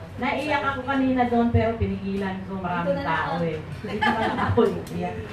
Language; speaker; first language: Filipino; non-native, local second language; Pangasinan